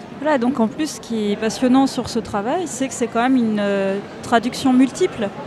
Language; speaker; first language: French; native; French